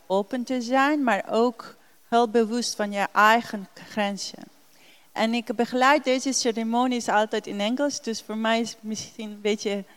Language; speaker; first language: Dutch; non-native, learner; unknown